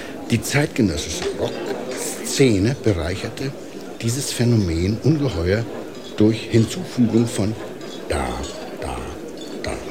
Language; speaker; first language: German; native; German